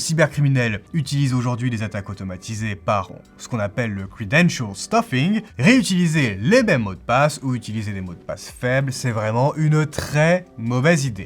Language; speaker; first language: French; native; French